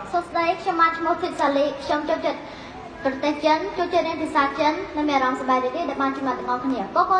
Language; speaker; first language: Chinese; non-native, learner; Khmer